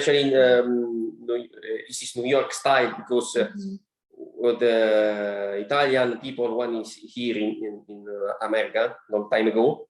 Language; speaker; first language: English; non-native, learner; Italian